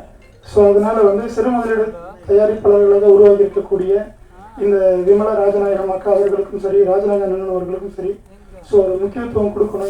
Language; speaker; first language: Tamil; native; Tamil